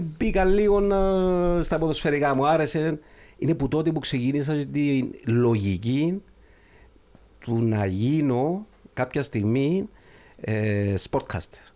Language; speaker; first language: Greek; native; Greek